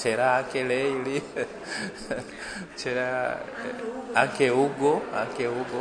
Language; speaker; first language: Italian; non-native, fluent; Rundi